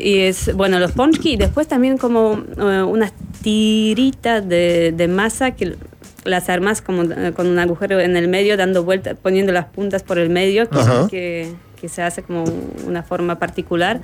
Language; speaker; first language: Spanish; non-native, fluent; Polish